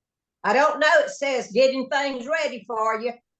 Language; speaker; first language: English; native; English